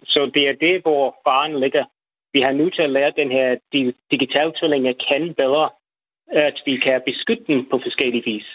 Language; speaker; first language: Danish; non-native, fluent; English